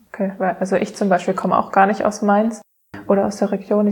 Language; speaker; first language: German; native; German